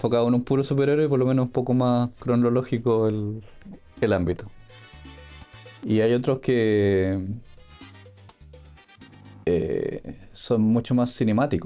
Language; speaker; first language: Spanish; native; Spanish